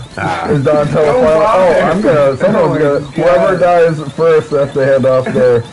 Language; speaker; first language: English; native; English